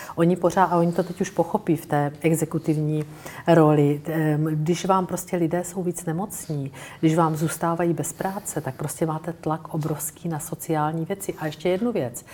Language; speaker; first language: Czech; native; Czech